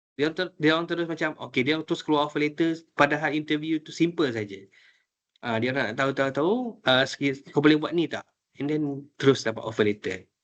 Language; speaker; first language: Malay; native; Malay